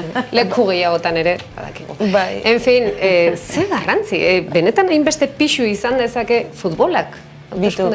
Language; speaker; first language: Basque; native; Basque